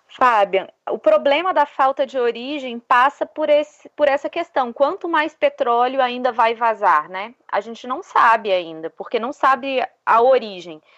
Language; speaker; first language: Portuguese; native; Portuguese